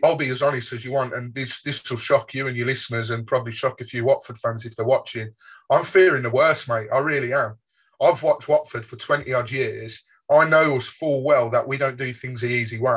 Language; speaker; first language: English; native; English